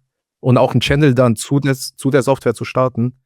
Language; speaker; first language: German; native; German